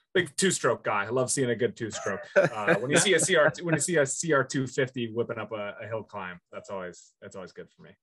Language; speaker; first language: English; native; English